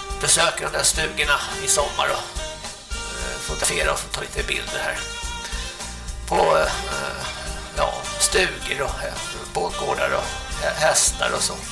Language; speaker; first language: Swedish; native; Swedish